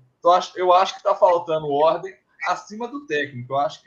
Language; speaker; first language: Portuguese; native; Portuguese